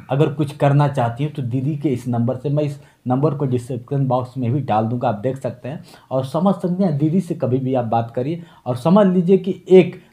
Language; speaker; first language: Hindi; native; Hindi